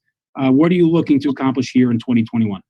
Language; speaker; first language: English; native; English